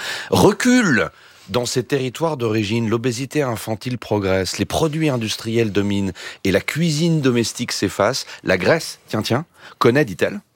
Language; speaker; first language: French; native; French